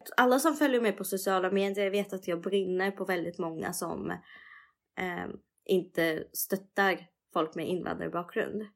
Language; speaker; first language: Swedish; early bilingual, other home language; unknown